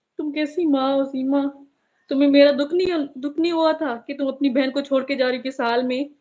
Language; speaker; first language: Urdu; non-native, local second language; Sindhi